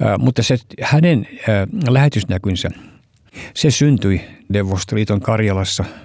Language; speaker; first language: Finnish; early bilingual, heritage; Finnish